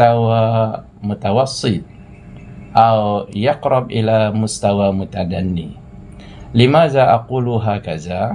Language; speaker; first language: Arabic; non-native, fluent; Malay